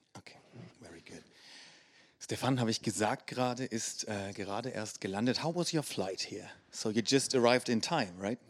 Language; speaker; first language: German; native; German